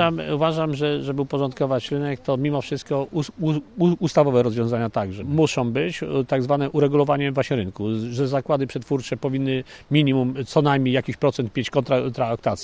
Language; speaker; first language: Polish; native; Polish